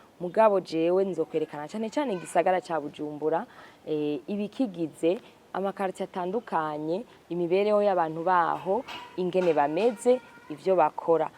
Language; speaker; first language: Rundi; early bilingual, heritage; Rundi